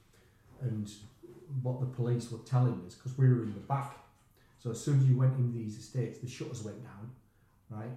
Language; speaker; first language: English; native; English